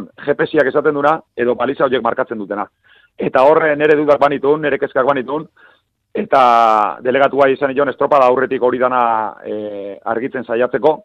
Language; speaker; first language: Basque; native; Basque